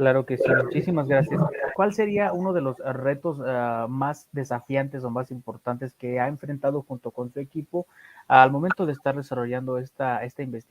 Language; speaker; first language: Spanish; native; Spanish